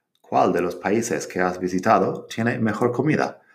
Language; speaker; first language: Spanish; non-native, fluent; English